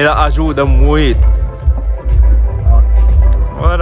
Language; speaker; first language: Portuguese; non-native, learner; Arabic